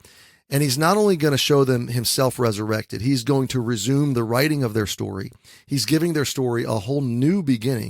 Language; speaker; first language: English; native; English